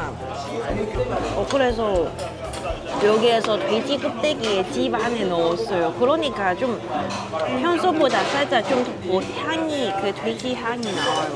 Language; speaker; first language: Korean; non-native, fluent; Cantonese